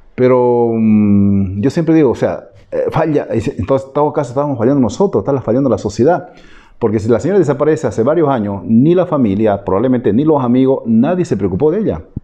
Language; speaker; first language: Spanish; native; Spanish